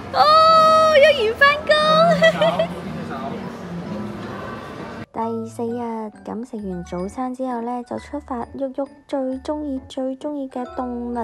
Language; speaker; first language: Cantonese; native; Cantonese